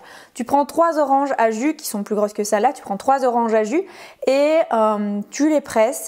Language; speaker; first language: French; native; French